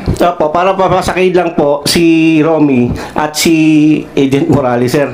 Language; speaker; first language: Filipino; non-native, local second language; Cebuano